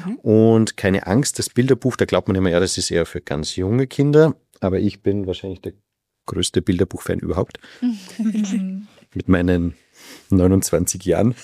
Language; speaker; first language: German; native; German